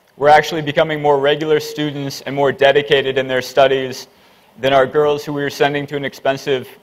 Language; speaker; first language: English; native; English